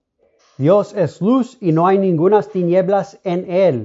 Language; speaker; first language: Spanish; early bilingual, heritage; Spanish